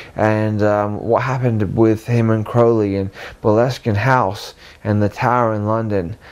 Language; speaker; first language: English; native; English